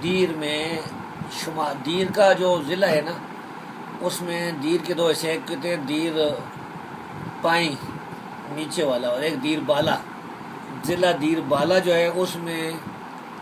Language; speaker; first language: Urdu; non-native, local second language; Pashto